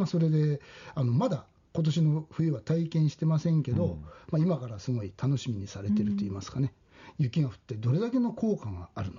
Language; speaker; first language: Japanese; native; Japanese